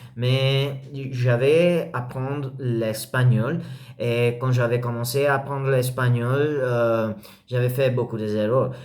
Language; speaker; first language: French; non-native, learner; English